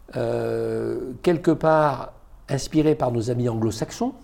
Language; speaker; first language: French; native; French